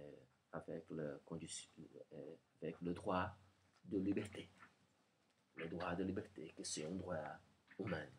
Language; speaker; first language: French; non-native, learner; Portuguese